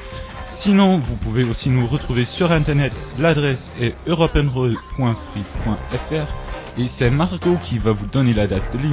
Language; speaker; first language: French; native; French